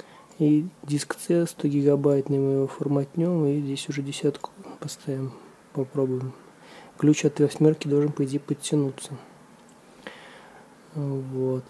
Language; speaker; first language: Russian; native; Russian